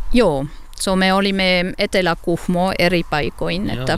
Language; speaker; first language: Finnish; non-native, learner; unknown